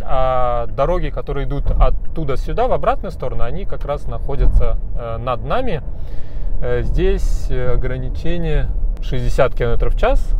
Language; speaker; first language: Russian; native; Russian